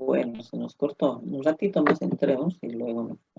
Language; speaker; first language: Spanish; native; Spanish